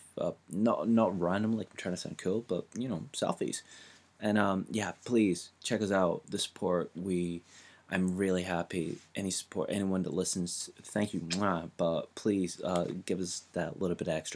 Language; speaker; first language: English; native; English